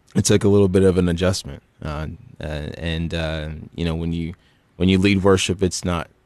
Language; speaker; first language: English; native; English